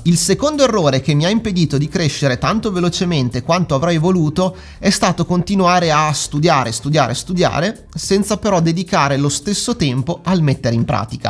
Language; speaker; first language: Italian; native; Italian